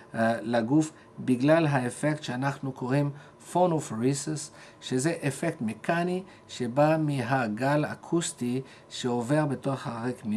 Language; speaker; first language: Hebrew; non-native, fluent; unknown